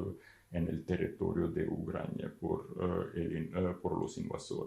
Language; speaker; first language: Spanish; non-native, fluent; Ukrainian